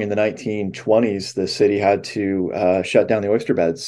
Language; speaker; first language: English; native; English